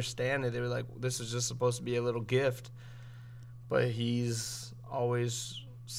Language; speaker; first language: English; native; English